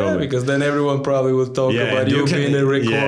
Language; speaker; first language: English; non-native, learner; Polish